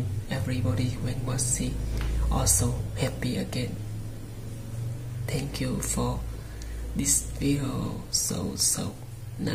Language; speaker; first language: English; non-native, learner; Vietnamese